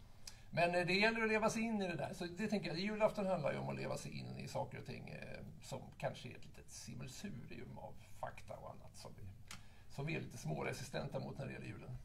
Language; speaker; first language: Swedish; native; Swedish